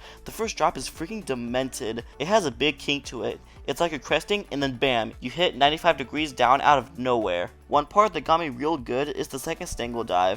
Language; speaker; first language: English; native; English